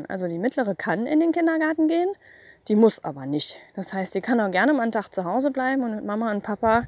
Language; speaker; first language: German; native; German